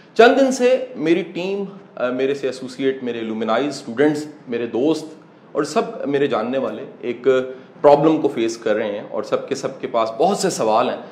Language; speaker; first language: Urdu; non-native, local second language; Punjabi